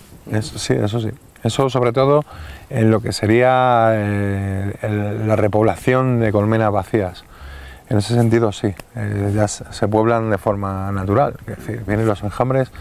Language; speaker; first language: Spanish; native; Spanish